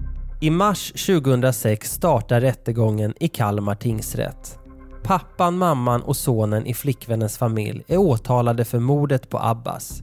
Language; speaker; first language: Swedish; native; Swedish